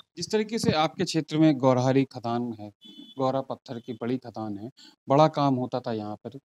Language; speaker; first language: Hindi; native; Hindi